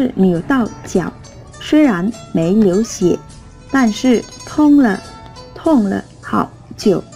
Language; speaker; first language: Chinese; non-native, fluent; Vietnamese